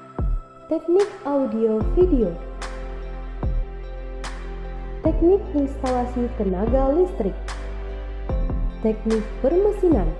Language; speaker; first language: Indonesian; native; Indonesian